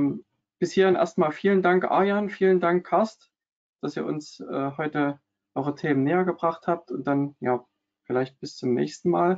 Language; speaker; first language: German; native; German